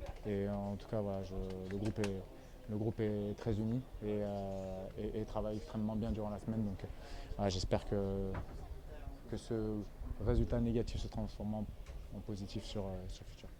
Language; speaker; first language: French; native; French